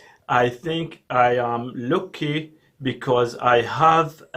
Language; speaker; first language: English; non-native, learner; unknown